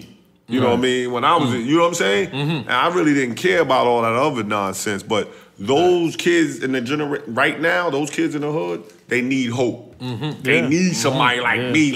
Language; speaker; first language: English; native; English